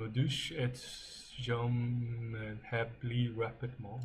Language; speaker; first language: French; non-native, learner; English